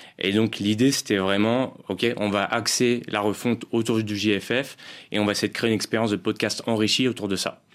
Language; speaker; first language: French; native; French